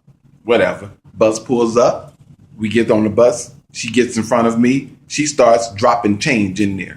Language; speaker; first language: English; native; English